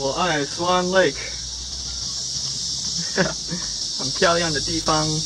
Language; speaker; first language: Chinese; non-native, learner; English